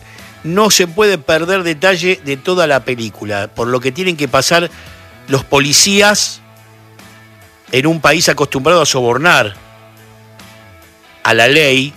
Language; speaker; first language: Spanish; native; Spanish